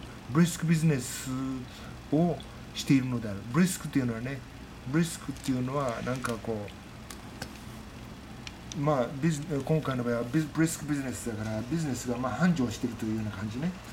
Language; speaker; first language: Japanese; native; Japanese